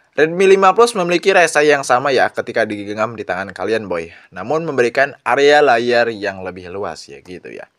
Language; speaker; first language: Indonesian; non-native, local second language; Sundanese